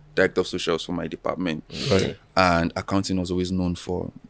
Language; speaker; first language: English; non-native, local second language; Yoruba